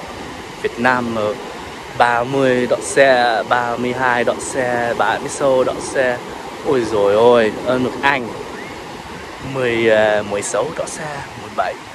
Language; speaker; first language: Vietnamese; non-native, learner; English